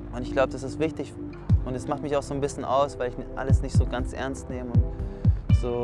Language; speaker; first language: German; native; German